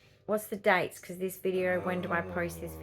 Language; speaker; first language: English; native; English